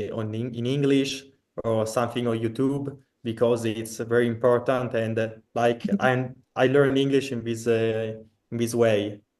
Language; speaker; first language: English; non-native, fluent; Italian